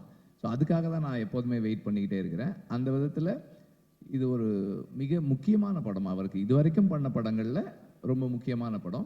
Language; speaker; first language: Tamil; native; Tamil